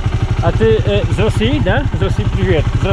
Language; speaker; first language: Russian; non-native, learner; Polish